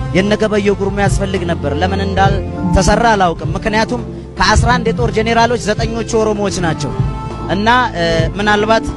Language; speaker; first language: Amharic; non-native, local second language; Oromo